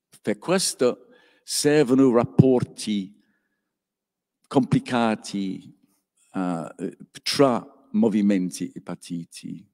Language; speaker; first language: Italian; non-native, learner; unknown